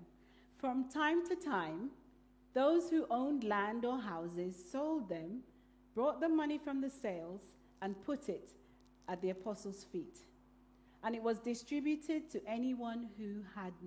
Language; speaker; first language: English; non-native, local second language; Yoruba